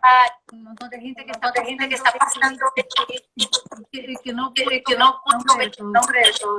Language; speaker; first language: Spanish; non-native, learner; Portuguese